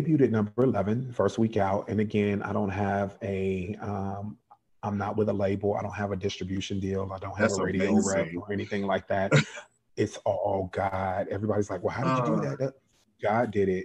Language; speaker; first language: English; native; English